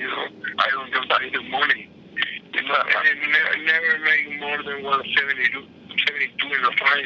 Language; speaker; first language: English; non-native, learner; Spanish